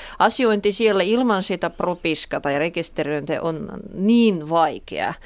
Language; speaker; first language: Finnish; non-native, fluent; Russian